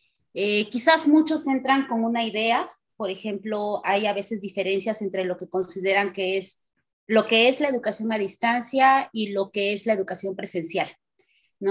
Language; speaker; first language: Spanish; native; Spanish